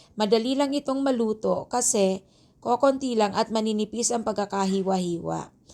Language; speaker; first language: Filipino; native; Filipino